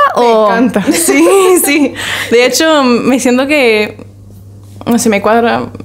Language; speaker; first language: Spanish; non-native, fluent; English